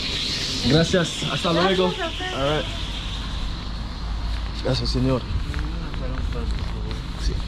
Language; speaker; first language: Spanish; non-native, learner; English